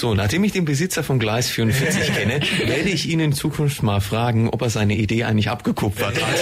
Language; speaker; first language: German; native; German